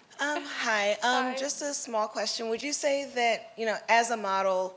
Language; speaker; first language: English; native; English